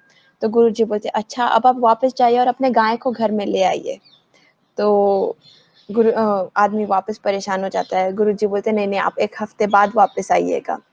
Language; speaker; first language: Hindi; native; Hindi